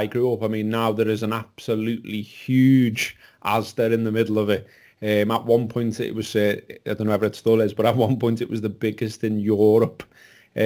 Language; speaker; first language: English; native; English